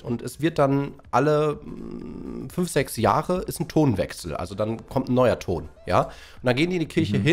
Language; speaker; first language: German; native; German